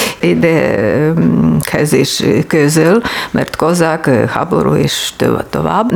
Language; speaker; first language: Hungarian; non-native, learner; Ukrainian